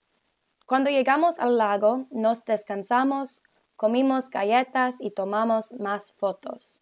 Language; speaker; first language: Spanish; non-native, learner; English